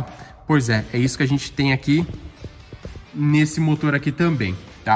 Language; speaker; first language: Portuguese; native; Portuguese